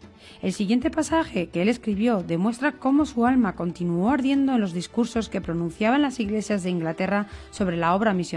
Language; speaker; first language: Spanish; native; Spanish